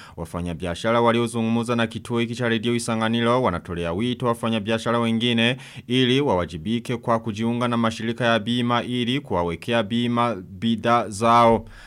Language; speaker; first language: Swahili; non-native, local second language; Rundi